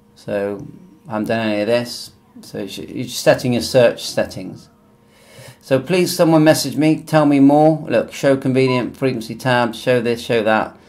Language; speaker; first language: English; native; English